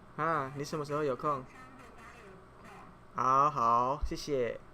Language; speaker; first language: Chinese; non-native, fluent; Indonesian